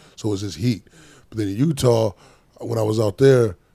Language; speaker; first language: English; native; English